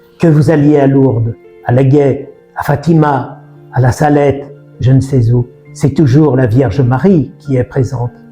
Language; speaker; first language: French; native; French